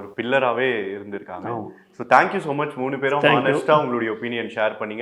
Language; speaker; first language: Tamil; native; Tamil